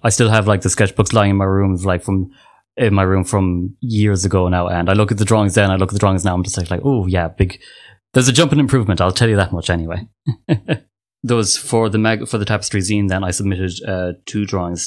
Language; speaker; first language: English; native; English